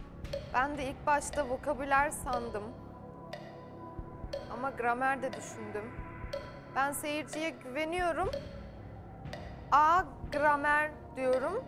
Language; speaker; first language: Turkish; early bilingual, heritage; Turkish